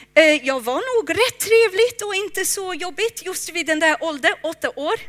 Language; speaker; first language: Swedish; non-native, fluent; English